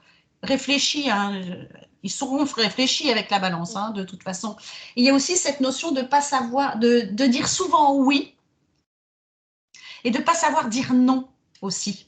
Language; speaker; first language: French; native; French